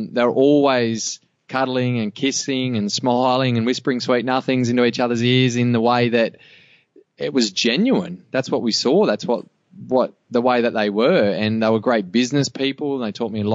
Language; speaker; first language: English; native; English